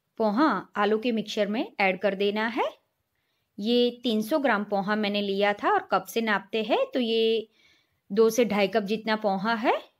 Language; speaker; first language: Hindi; non-native, local second language; Gujarati